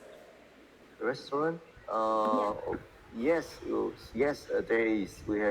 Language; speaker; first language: English; non-native, learner; Vietnamese